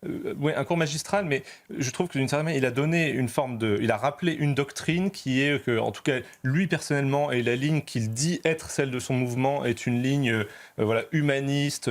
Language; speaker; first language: French; native; French